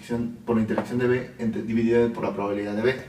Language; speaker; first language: Spanish; native; Spanish